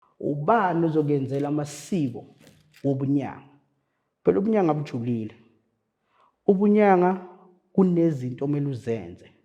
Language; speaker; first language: Zulu; native; Zulu